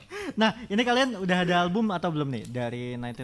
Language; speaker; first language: Indonesian; native; Indonesian